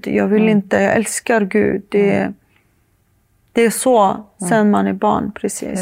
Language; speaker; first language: Swedish; early bilingual, other home language; Arabic